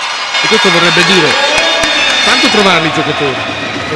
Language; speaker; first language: Italian; native; Italian